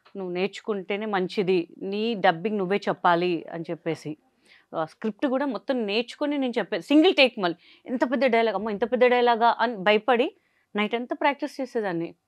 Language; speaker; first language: Telugu; non-native, local second language; Hindi